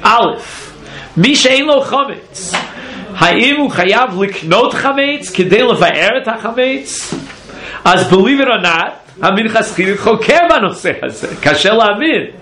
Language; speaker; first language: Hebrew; non-native, fluent; English